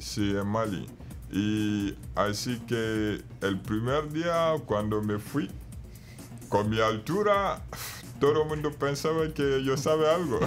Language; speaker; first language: Spanish; non-native, fluent; Bambara